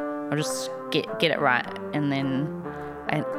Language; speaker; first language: English; native; English